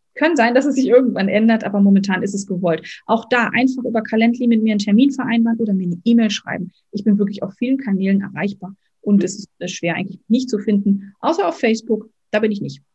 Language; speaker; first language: German; native; German